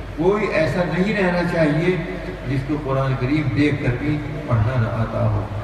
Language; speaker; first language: Urdu; native; Urdu